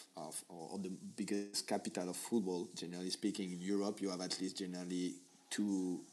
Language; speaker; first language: English; non-native, fluent; French